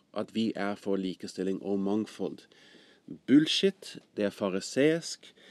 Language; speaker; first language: Norwegian; non-native, fluent; English